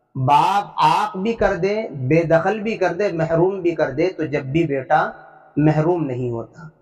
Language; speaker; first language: Urdu; native; Urdu